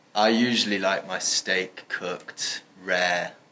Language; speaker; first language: English; native; English